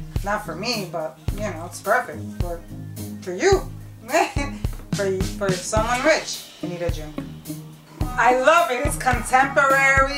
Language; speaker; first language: English; early bilingual, other home language; Spanish